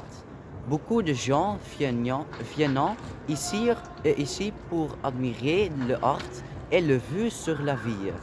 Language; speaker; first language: French; non-native, learner; Dutch